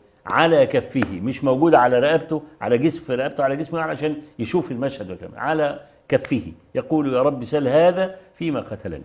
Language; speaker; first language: Arabic; native; Arabic